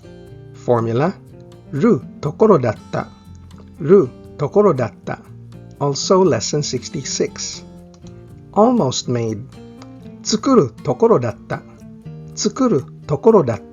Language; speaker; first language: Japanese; non-native, fluent; English